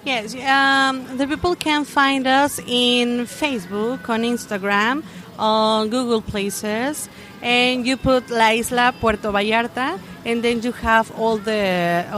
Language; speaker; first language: English; non-native, learner; Spanish